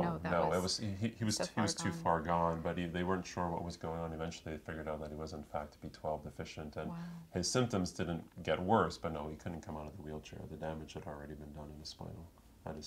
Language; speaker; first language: English; native; English